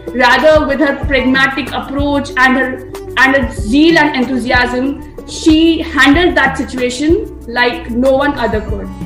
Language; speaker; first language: English; non-native, local second language; Hindi